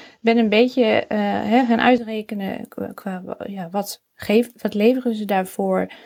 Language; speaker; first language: Dutch; native; Dutch